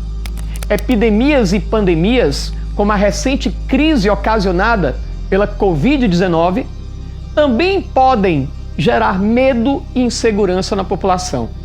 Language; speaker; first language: Portuguese; native; Portuguese